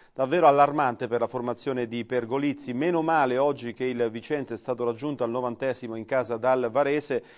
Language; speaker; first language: Italian; native; Italian